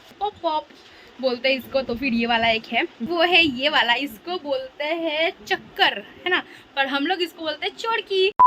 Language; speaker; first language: Hindi; non-native, local second language; Bangla